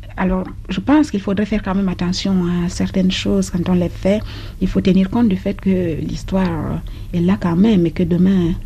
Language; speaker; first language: French; non-native, local second language; Basaa